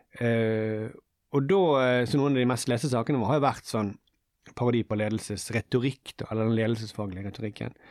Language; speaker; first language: Norwegian; native; Norwegian